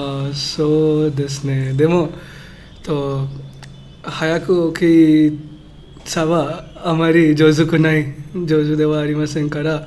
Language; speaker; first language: Japanese; non-native, learner; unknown